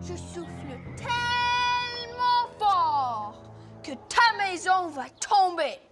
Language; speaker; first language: French; non-native, learner; English